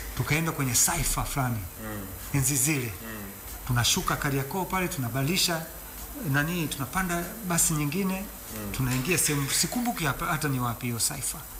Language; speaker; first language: Swahili; non-native, fluent; Danish